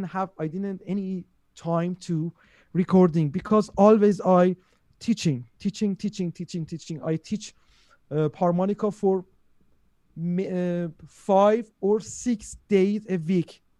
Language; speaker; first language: English; non-native, learner; Persian